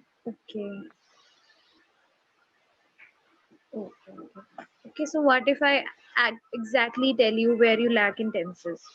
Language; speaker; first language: English; non-native, local second language; Hindi